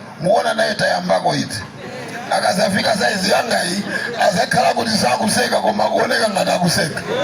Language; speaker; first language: Nyanja; non-native, local second language; Tumbuka